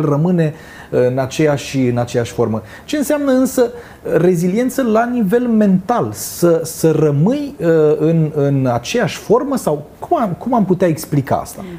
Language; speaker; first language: Romanian; native; Romanian